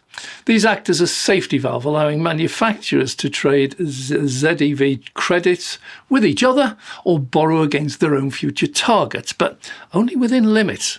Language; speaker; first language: English; native; English